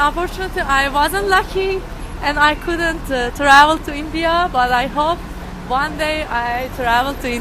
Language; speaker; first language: English; non-native, learner; Persian